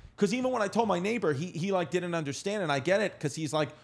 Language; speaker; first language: English; native; English